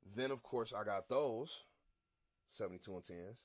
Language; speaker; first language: English; native; English